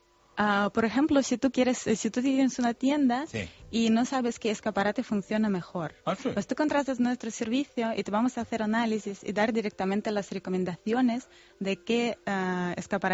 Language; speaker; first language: Spanish; non-native, fluent; Bulgarian